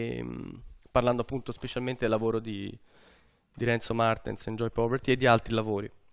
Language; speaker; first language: Italian; native; Italian